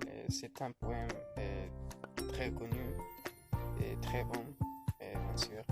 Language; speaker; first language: French; non-native, learner; Spanish